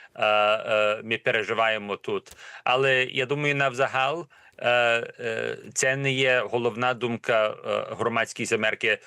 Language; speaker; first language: Ukrainian; early bilingual, heritage; Ukrainian